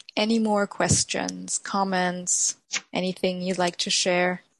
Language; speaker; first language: English; non-native, fluent; German